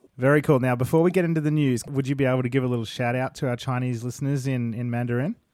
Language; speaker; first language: English; native; English